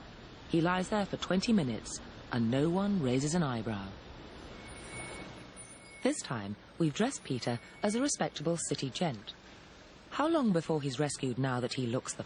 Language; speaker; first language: English; native; English